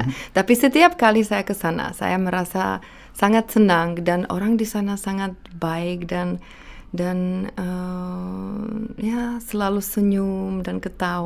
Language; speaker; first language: Indonesian; non-native, fluent; Czech